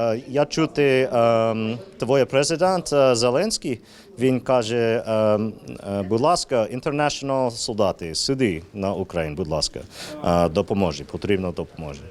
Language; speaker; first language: Ukrainian; non-native, learner; English